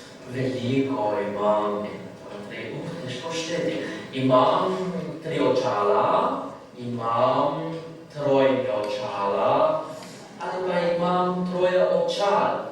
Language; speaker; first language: Slovenian; non-native, learner; Polish